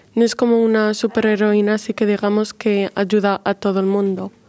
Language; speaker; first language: Spanish; native; Spanish